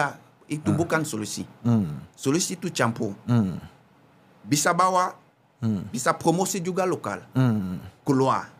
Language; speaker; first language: Indonesian; non-native, learner; Japanese